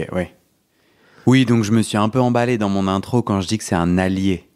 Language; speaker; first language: French; native; French